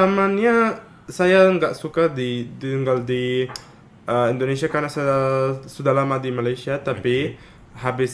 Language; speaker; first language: Indonesian; non-native, fluent; Arabic